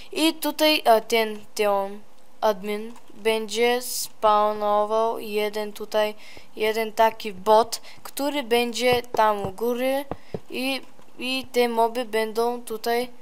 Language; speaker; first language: Polish; early bilingual, heritage; Polish